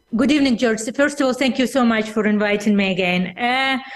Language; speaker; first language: English; non-native, fluent; Russian